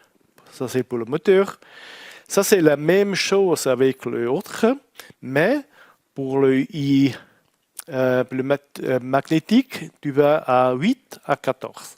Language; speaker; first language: French; non-native, learner; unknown